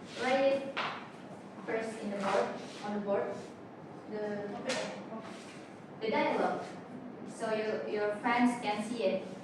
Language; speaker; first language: English; non-native, learner; Indonesian